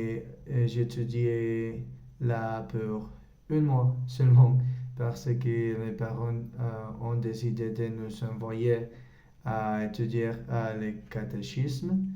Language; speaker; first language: French; non-native, learner; Spanish